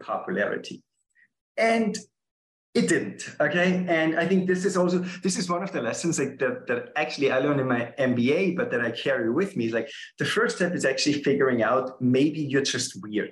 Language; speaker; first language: English; non-native, fluent; German